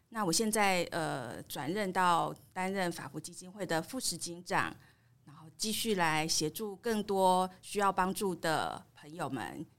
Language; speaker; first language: Chinese; native; Chinese